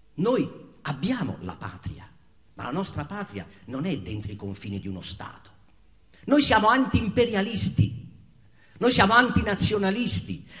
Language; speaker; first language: Italian; native; Italian